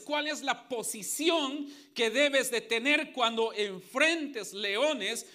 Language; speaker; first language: Spanish; native; Spanish